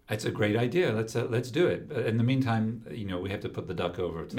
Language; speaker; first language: English; native; English